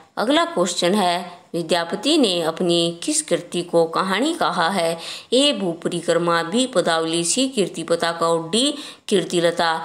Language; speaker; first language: Hindi; native; Hindi